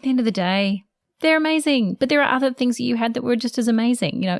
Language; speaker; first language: English; native; English